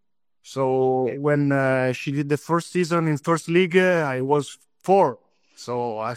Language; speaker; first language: English; non-native, fluent; Italian